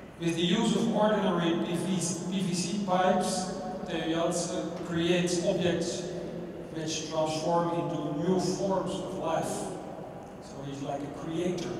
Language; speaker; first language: English; non-native, fluent; Dutch